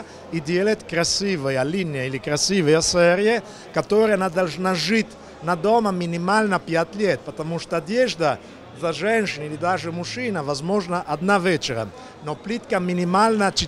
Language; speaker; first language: Russian; non-native, learner; Italian